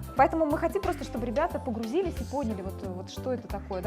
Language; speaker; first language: Russian; native; Russian